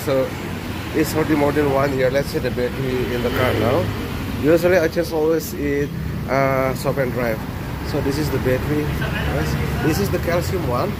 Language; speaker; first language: English; non-native, fluent; Indonesian